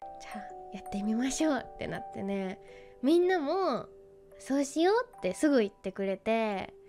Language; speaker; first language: Japanese; native; Japanese